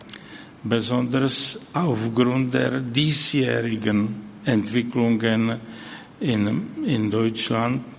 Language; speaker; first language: German; non-native, fluent; Czech